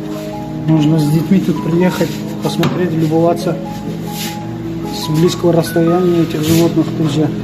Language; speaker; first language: Russian; non-native, local second language; Uzbek